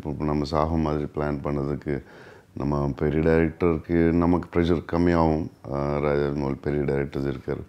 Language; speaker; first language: Tamil; non-native, learner; Telugu